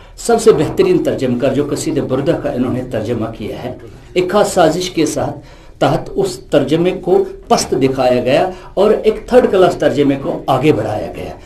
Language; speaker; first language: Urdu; non-native, local second language; Kashmiri